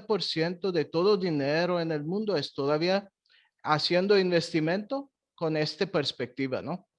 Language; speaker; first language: Spanish; non-native, fluent; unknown